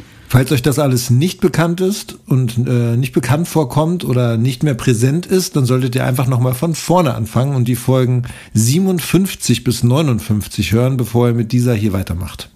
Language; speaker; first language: German; native; German